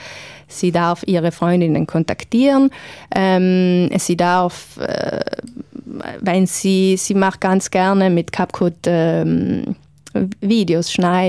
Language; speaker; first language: German; native; German